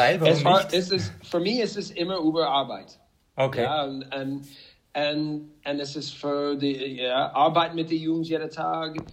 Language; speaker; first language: German; non-native, fluent; English